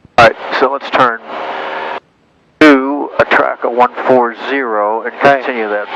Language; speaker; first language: English; native; English